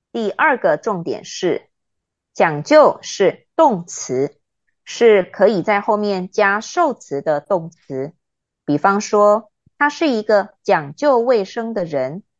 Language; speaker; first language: Chinese; native; Chinese